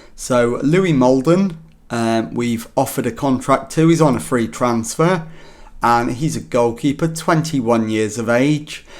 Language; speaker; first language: English; native; English